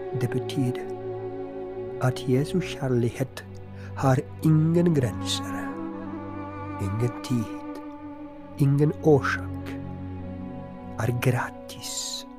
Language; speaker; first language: Norwegian; non-native, fluent; Polish